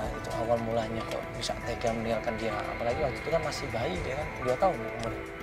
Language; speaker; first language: Indonesian; native; Indonesian